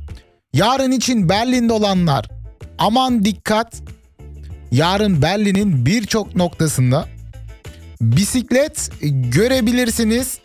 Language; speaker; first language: Turkish; native; Turkish